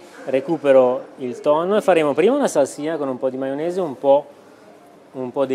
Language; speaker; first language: Italian; native; Italian